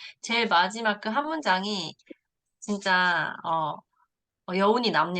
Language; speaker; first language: Korean; native; Korean